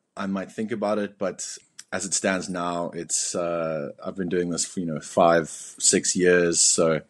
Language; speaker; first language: English; native; English